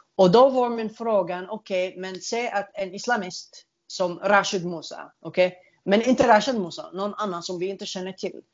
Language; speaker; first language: Swedish; non-native, fluent; Arabic